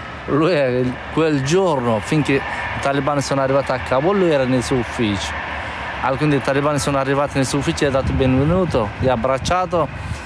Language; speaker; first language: Italian; non-native, fluent; Persian